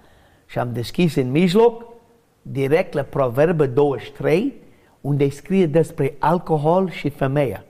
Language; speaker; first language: Romanian; non-native, learner; English